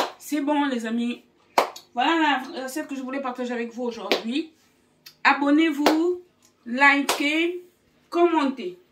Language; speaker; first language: French; non-native, local second language; Fang